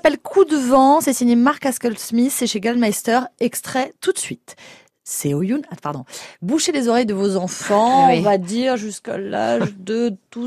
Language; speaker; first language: French; native; French